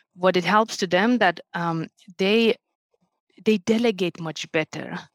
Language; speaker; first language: English; non-native, fluent; Lithuanian